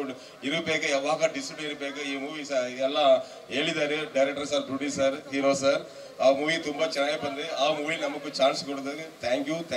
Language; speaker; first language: Kannada; non-native, local second language; Tamil